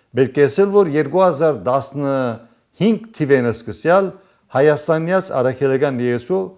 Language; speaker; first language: Armenian; native; Armenian